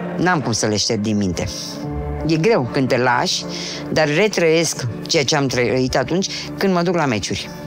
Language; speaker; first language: Romanian; native; Romanian